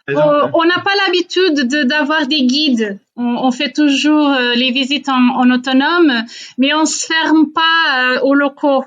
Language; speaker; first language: French; non-native, fluent; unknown